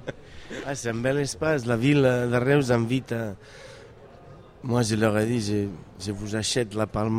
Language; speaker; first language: French; non-native, fluent; Catalan